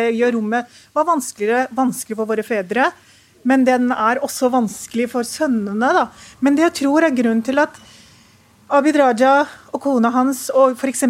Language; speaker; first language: Norwegian; early bilingual, other home language; Urdu